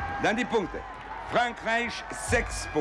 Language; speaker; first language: German; non-native, local second language; Italian